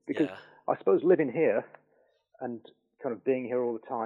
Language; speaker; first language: English; native; English